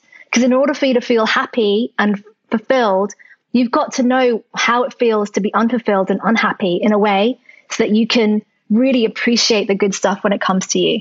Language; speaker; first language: English; early bilingual, other home language; Chinese